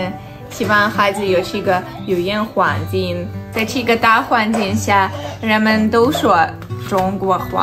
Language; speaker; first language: Chinese; non-native, fluent; Russian